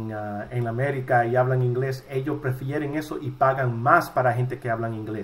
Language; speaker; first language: Spanish; early bilingual, heritage; Spanish